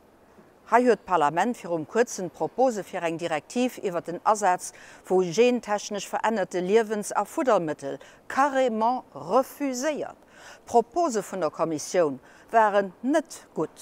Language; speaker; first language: German; non-native, local second language; Luxembourgish